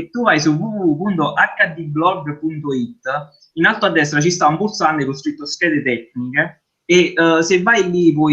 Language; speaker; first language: Italian; native; Italian